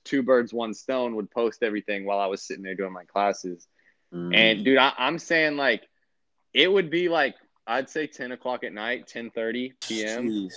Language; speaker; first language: English; native; English